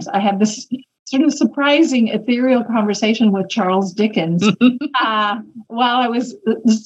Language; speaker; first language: English; native; English